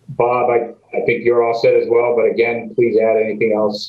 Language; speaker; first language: English; native; English